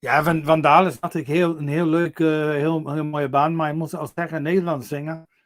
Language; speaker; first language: Dutch; non-native, learner; English